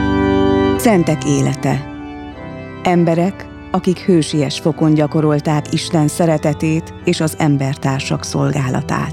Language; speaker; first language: Hungarian; native; Hungarian